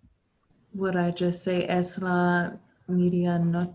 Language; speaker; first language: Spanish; non-native, learner; English